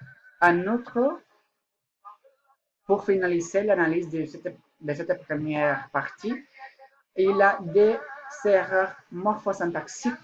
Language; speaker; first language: French; non-native, learner; Spanish